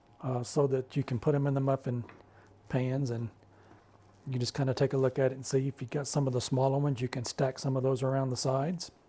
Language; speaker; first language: English; native; English